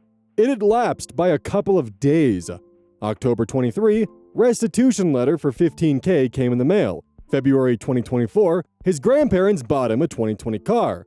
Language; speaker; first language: English; native; English